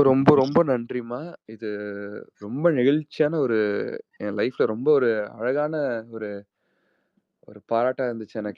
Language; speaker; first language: Tamil; native; Tamil